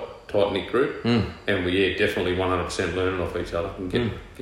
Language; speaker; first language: English; native; English